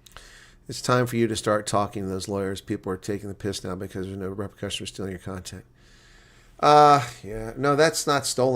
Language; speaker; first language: English; native; English